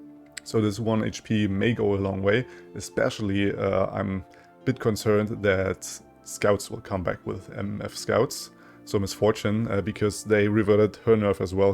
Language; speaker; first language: English; non-native, fluent; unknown